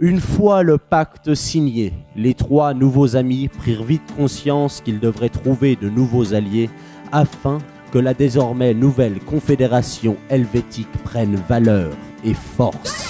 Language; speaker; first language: French; native; French